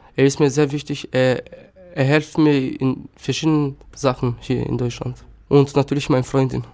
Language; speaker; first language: German; non-native, fluent; Turkish